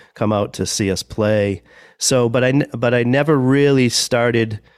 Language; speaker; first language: English; native; English